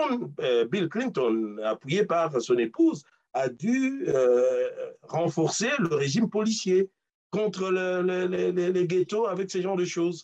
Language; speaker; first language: French; non-native, local second language; Luba-Lulua